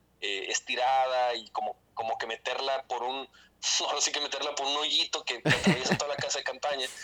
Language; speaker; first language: Spanish; native; Spanish